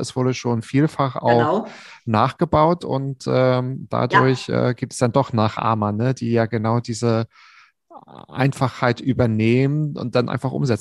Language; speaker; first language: German; native; German